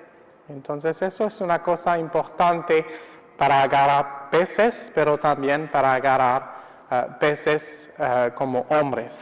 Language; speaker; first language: Spanish; non-native, fluent; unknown